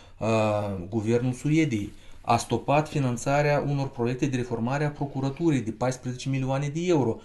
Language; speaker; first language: Romanian; non-native, local second language; Russian